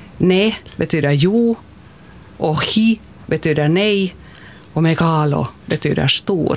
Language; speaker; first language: Swedish; native; Swedish